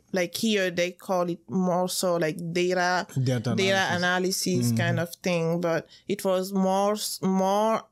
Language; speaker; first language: English; non-native, fluent; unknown